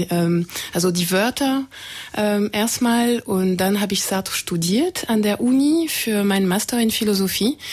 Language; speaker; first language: German; non-native, fluent; French